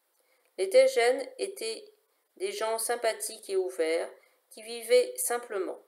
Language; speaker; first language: French; native; French